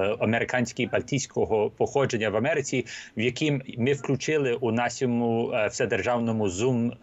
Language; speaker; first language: Ukrainian; early bilingual, heritage; Ukrainian